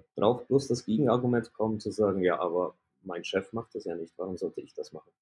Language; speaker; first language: German; early bilingual, other home language; Polish